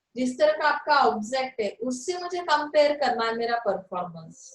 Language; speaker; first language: Hindi; non-native, local second language; Marathi